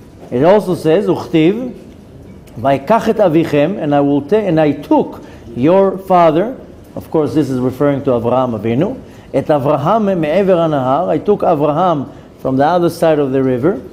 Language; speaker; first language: English; non-native, fluent; Hebrew